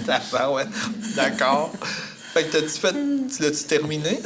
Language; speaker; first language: French; native; French